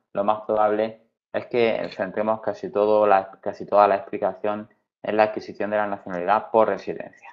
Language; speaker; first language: Spanish; native; Spanish